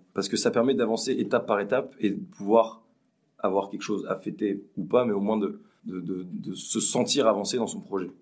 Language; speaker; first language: French; native; French